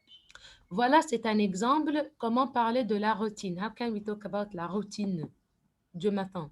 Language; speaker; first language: French; non-native, fluent; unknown